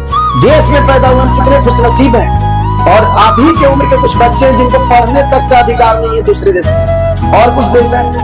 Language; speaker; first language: Hindi; native; Hindi